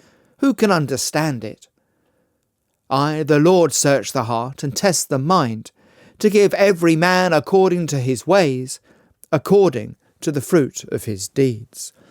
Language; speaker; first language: English; native; English